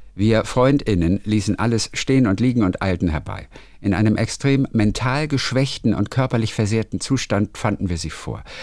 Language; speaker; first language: German; native; German